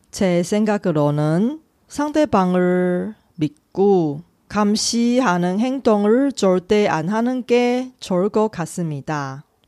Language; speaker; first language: Korean; non-native, fluent; Chinese